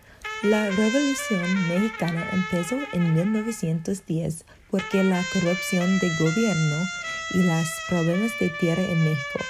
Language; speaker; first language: Spanish; non-native, learner; English